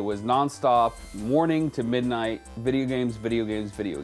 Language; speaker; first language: English; native; English